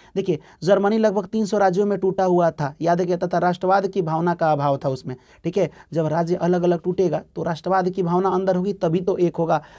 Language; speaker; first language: Hindi; native; Hindi